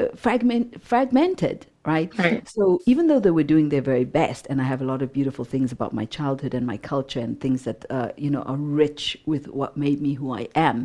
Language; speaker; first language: English; non-native, local second language; Shona